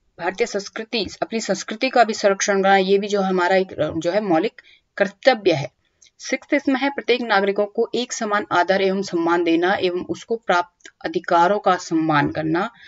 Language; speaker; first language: Hindi; native; Hindi